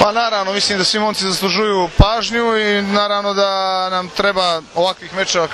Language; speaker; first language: Croatian; native; Croatian